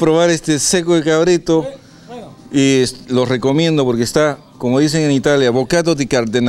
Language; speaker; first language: Spanish; native; Spanish